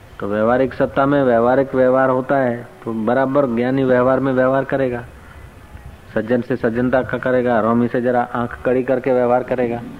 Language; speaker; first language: Hindi; non-native, local second language; Sindhi